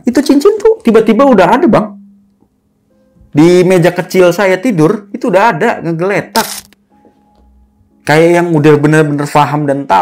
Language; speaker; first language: Indonesian; native; Indonesian